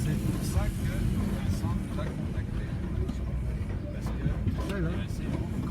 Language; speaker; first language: French; native; French